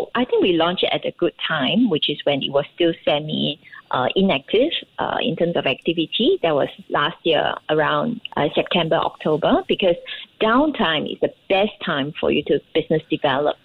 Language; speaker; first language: English; non-native, local second language; Cantonese